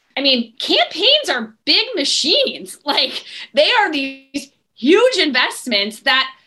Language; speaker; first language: English; native; English